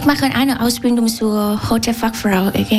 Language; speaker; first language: German; non-native, learner; Vietnamese